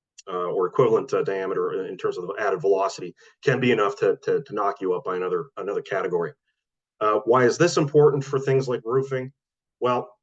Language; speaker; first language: English; native; English